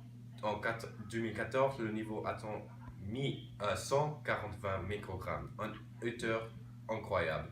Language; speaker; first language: French; non-native, learner; English